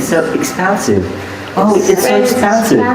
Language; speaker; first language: English; non-native, fluent; Indonesian